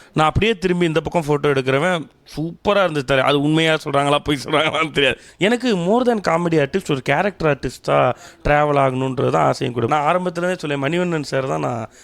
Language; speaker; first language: Tamil; native; Tamil